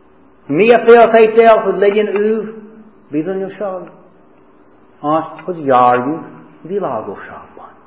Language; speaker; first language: Hungarian; non-native, fluent; English